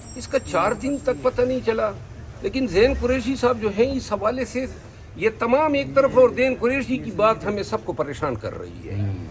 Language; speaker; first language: Urdu; non-native, local second language; Pashto